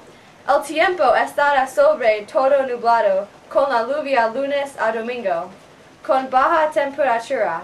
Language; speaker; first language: Spanish; non-native, learner; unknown